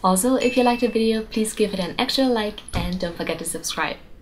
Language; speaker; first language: English; non-native, fluent; German